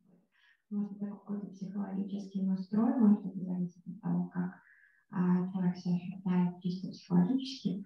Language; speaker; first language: Russian; native; Russian